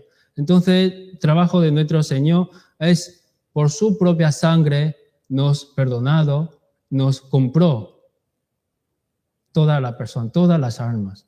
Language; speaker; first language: Spanish; non-native, learner; Chinese